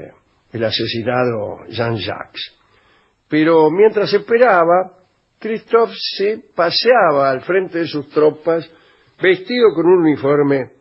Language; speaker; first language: Spanish; native; Spanish